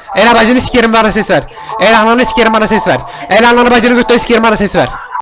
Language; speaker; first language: Turkish; native; Turkish